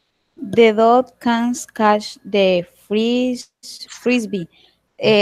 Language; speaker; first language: English; non-native, learner; Spanish